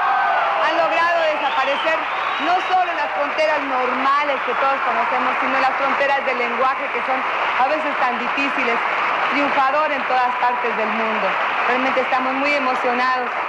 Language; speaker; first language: Spanish; native; Spanish